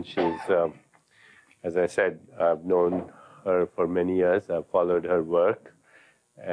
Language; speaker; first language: English; non-native, local second language; Hindi